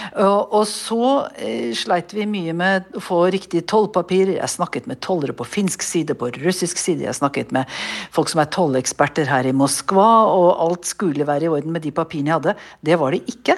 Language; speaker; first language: Norwegian; native; Norwegian